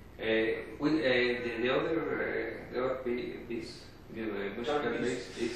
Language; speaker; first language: English; non-native, learner; Spanish